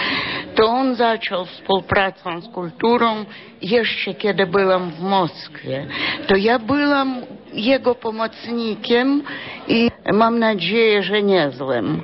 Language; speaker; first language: Polish; non-native, fluent; Russian